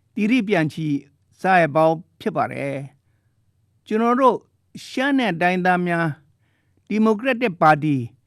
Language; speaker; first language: Burmese; non-native, local second language; Shan